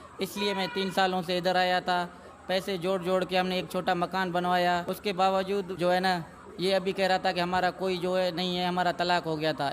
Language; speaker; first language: Urdu; non-native, local second language; Sindhi